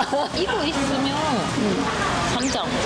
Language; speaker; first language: Korean; non-native, learner; Japanese